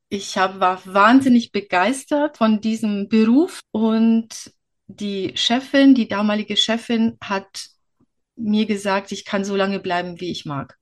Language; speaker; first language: German; early bilingual, other home language; Polish